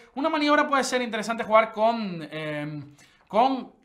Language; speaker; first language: Spanish; native; Spanish